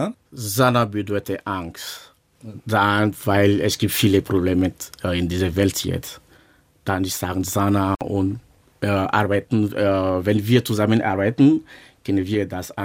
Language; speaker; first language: German; non-native, learner; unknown